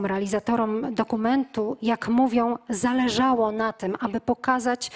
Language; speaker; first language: Polish; native; Polish